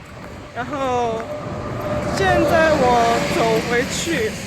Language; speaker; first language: Chinese; early bilingual, heritage; Chinese